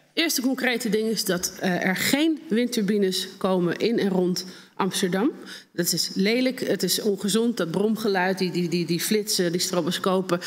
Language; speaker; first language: Dutch; native; Dutch